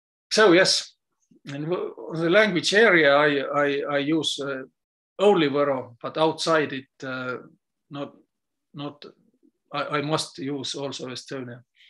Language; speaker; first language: English; non-native, fluent; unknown